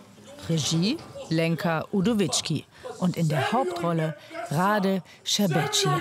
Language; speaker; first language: German; native; German